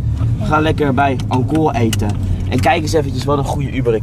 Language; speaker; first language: Dutch; native; Dutch